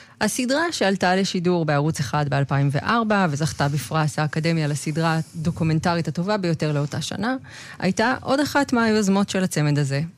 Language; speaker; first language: Hebrew; native; Hebrew